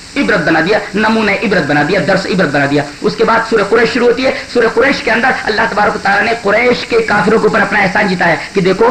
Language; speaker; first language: Urdu; native; Urdu